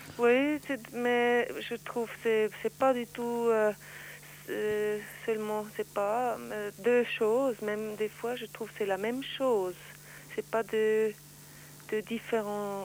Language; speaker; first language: French; non-native, learner; Swiss German